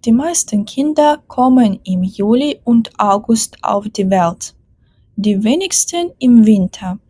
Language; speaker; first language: German; non-native, fluent; Ukrainian